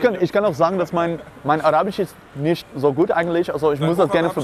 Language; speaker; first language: German; non-native, learner; Dutch